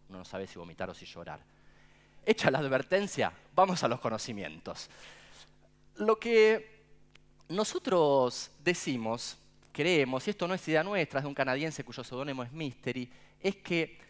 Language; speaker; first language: Spanish; native; Spanish